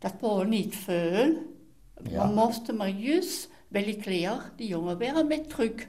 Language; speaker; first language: German; native; German